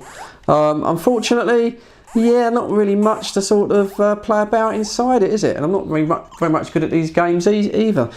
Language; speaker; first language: English; native; English